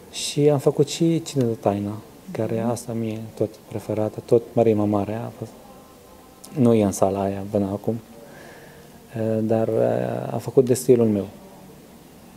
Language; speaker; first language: Romanian; non-native, learner; Arabic